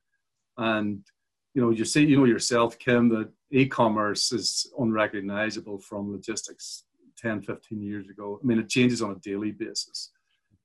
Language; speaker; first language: English; native; English